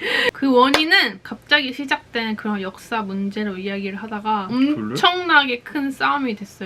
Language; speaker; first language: Korean; native; Korean